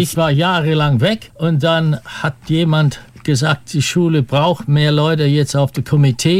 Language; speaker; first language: German; early bilingual, heritage; German